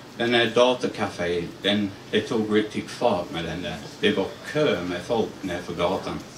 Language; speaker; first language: Swedish; non-native, fluent; English